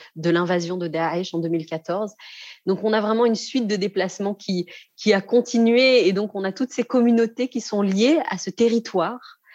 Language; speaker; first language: French; native; French